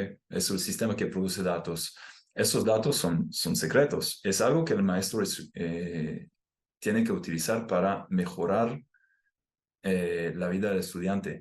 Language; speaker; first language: Spanish; non-native, fluent; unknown